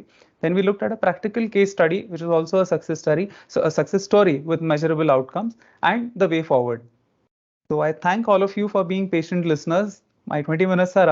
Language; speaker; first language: English; non-native, local second language; Marathi